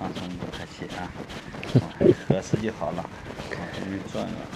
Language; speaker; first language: Chinese; native; Chinese